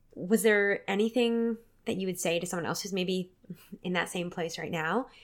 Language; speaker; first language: English; native; English